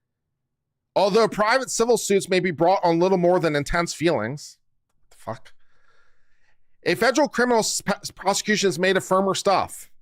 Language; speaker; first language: English; native; English